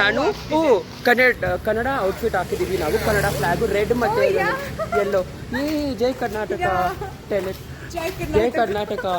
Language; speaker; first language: Kannada; non-native, learner; Marathi